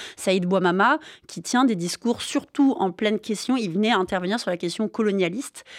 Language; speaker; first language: French; native; French